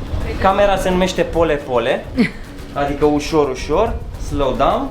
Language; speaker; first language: Romanian; native; Romanian